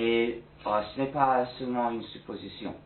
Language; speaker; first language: French; non-native, fluent; English